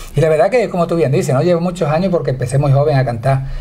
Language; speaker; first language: Spanish; native; Spanish